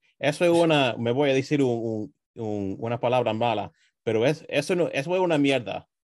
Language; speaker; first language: Spanish; early bilingual, other home language; English